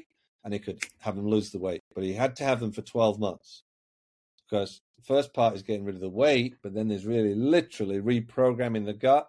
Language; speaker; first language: English; native; English